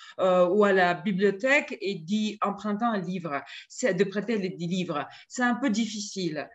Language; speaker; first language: French; non-native, fluent; Georgian